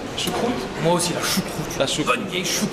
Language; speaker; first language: French; native; French